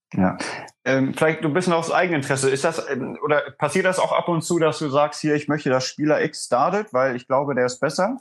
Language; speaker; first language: German; native; German